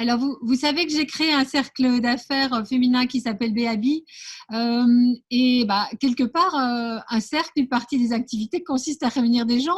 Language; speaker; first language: French; native; French